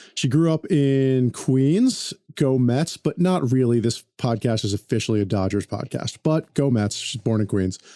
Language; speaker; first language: English; native; English